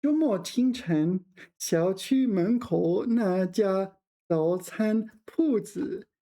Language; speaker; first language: Chinese; non-native, fluent; English